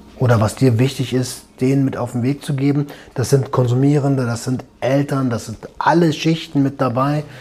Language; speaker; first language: German; native; German